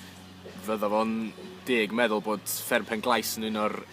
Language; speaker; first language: Welsh; native; Welsh